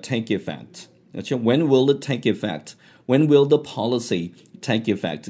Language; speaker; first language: English; non-native, fluent; Korean